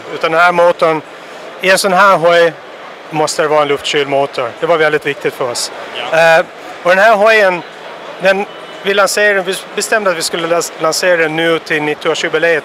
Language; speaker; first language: Swedish; native; Swedish